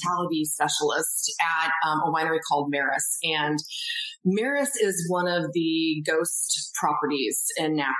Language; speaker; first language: English; native; English